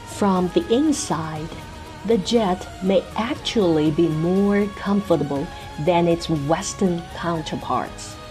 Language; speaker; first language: English; non-native, fluent; Chinese